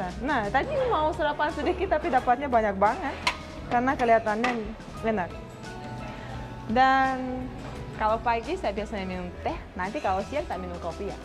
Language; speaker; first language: Indonesian; non-native, fluent; Russian